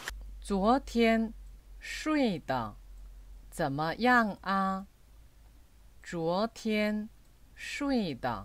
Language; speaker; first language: Chinese; non-native, fluent; Korean